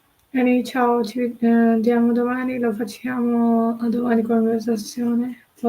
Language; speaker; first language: Italian; non-native, learner; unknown